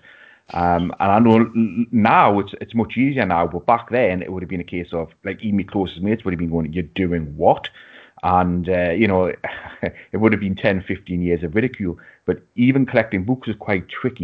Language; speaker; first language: English; native; English